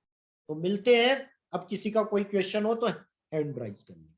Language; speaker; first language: Hindi; native; Hindi